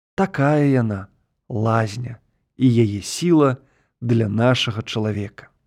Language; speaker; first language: Belarusian; native; Belarusian